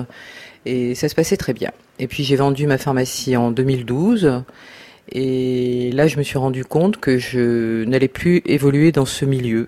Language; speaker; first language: French; native; French